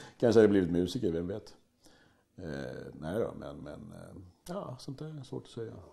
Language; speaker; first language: Swedish; early bilingual, other home language; Finnish